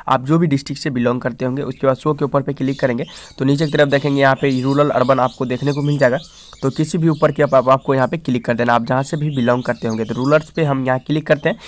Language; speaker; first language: Hindi; native; Hindi